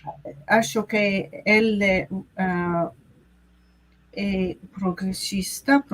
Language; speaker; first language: Portuguese; non-native, learner; English